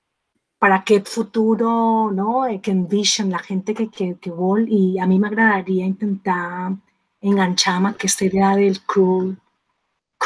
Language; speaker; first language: Catalan; non-native, fluent; Spanish